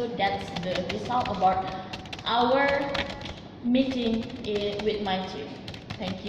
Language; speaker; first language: English; non-native, learner; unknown